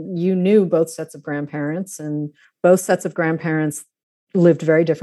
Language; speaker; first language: English; native; English